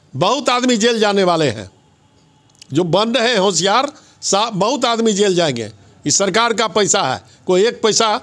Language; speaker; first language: Hindi; native; Hindi